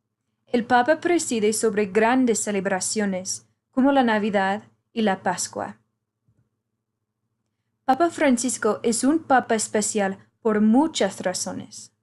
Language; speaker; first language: Spanish; non-native, fluent; English